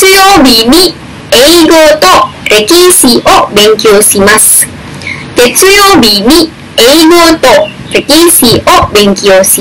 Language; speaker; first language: Japanese; non-native, fluent; Indonesian